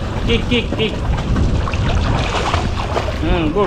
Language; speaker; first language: English; non-native, local second language; Hindi